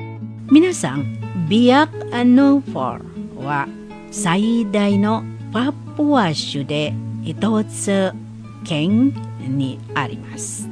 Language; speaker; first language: Japanese; non-native, learner; Indonesian